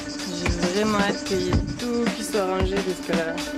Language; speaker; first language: French; native; French